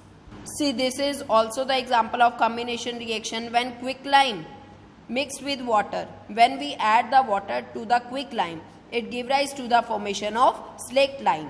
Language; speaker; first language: English; non-native, local second language; Hindi